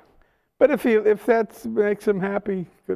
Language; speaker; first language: English; native; English